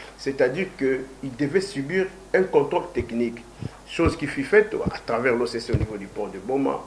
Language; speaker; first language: French; non-native, local second language; Kongo